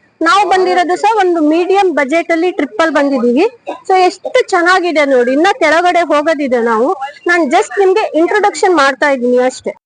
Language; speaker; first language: Kannada; native; Kannada